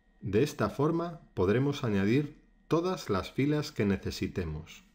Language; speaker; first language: Spanish; native; Spanish